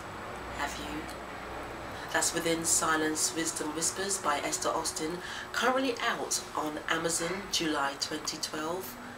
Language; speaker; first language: English; native; English